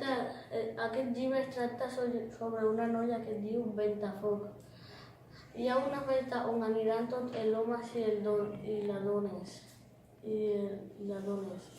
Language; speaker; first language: Catalan; non-native, learner; Spanish